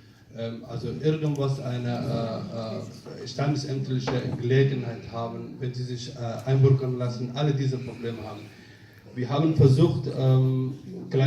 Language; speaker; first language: German; non-native, fluent; Somali